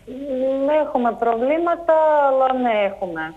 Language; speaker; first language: Greek; non-native, fluent; Russian